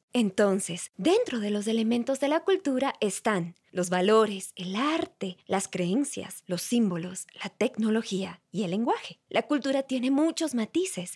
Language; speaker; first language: Spanish; native; Spanish